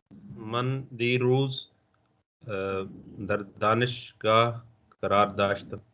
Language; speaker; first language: Persian; non-native, learner; Urdu